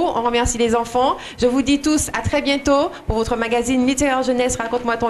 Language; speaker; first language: French; native; French